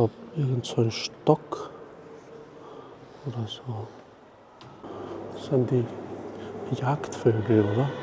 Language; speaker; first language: German; non-native, fluent; Mongolian